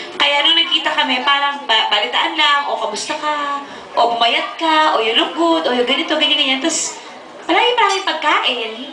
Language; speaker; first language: Filipino; native; Filipino